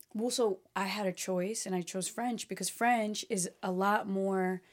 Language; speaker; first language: English; early bilingual, other home language; Portuguese